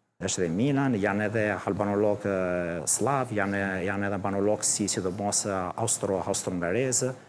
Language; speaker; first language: Albanian; early bilingual, heritage; Albanian